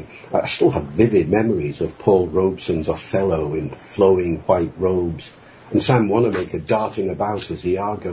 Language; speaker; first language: English; native; English